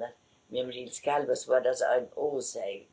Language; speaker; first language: German; native; German